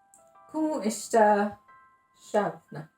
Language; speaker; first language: Portuguese; non-native, learner; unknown